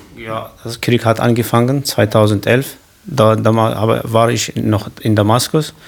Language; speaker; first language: German; non-native, learner; Kurdish